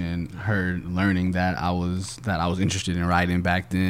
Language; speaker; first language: English; native; English